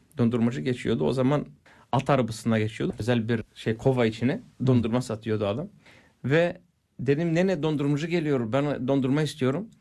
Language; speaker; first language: Turkish; non-native, fluent; Bulgarian